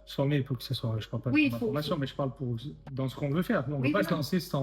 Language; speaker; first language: French; native; French